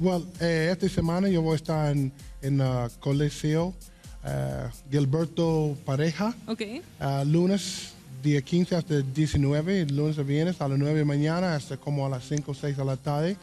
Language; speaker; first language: Spanish; non-native, learner; English